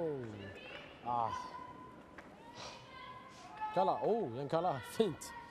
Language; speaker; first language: Swedish; native; Swedish